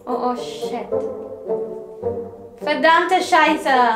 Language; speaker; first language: German; non-native, learner; Spanish